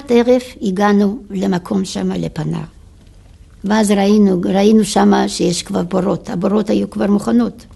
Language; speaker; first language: Hebrew; non-native, fluent; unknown